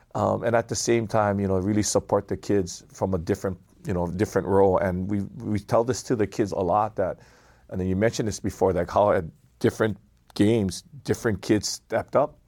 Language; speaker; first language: English; native; English